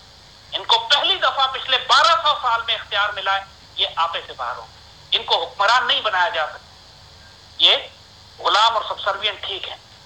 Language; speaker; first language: Urdu; native; Urdu